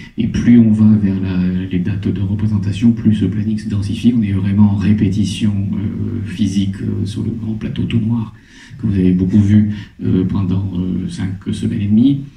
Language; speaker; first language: French; native; French